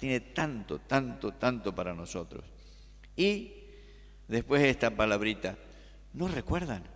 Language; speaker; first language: Spanish; native; Spanish